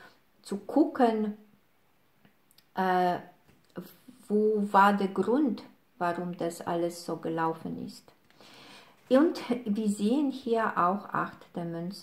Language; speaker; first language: German; non-native, fluent; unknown